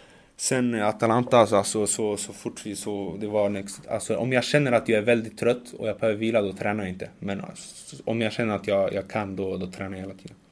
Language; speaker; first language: Swedish; early bilingual, other home language; Macedonian